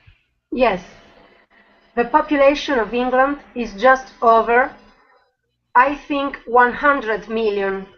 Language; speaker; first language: English; non-native, learner; Italian